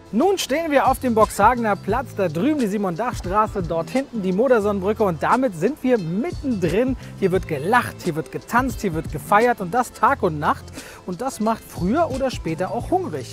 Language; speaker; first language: German; native; German